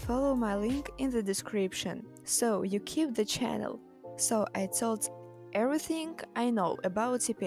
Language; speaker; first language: English; non-native, learner; Russian